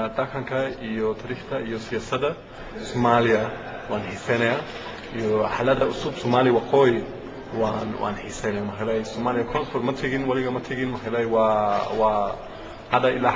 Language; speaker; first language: Somali; non-native, learner; German